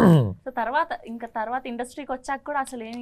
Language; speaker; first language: Telugu; native; Telugu